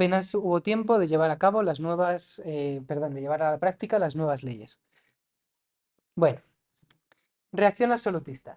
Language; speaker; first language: Spanish; native; Spanish